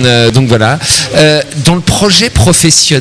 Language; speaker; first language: French; native; French